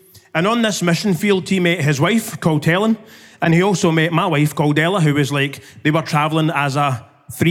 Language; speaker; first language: English; native; English